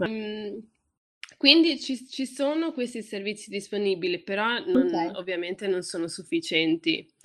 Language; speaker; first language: Italian; early bilingual, other home language; Tigrinya